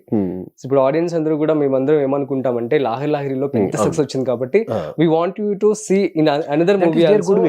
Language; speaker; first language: Telugu; native; Telugu